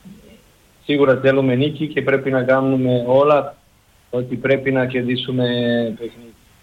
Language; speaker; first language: Greek; non-native, learner; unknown